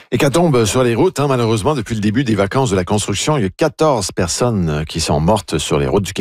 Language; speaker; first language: French; native; French